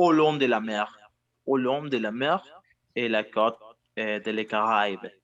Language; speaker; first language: French; non-native, learner; Spanish